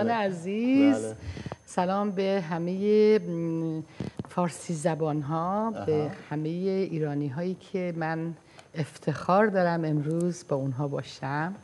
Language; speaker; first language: Persian; non-native, fluent; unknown